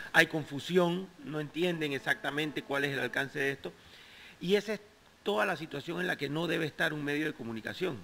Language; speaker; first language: Spanish; native; Spanish